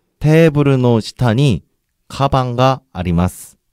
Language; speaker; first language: Japanese; non-native, learner; Korean